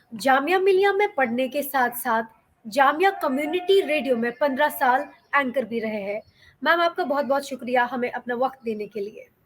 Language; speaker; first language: Hindi; native; Hindi